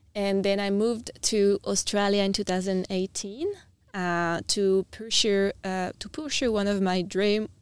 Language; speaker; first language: English; non-native, fluent; French